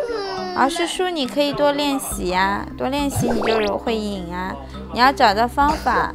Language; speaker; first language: Chinese; native; Chinese